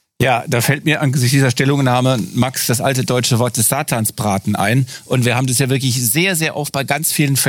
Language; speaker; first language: German; native; German